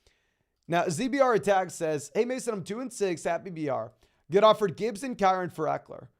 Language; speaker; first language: English; native; English